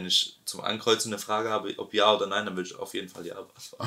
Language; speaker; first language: German; early bilingual, other home language; Albanian